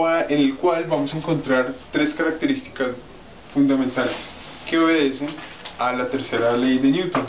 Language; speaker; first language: Spanish; native; Spanish